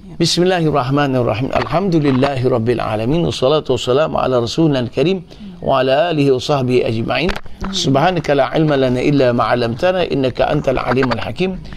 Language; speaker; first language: Malay; native; Malay